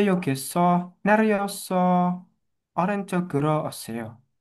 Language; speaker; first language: Korean; non-native, learner; Indonesian